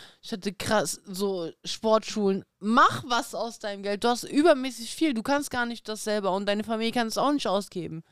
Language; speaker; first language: German; early bilingual, other home language; Russian